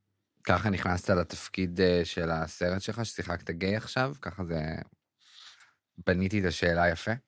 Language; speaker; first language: Hebrew; native; Hebrew